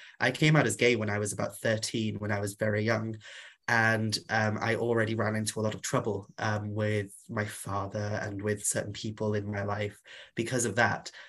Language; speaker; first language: English; non-native, local second language; Welsh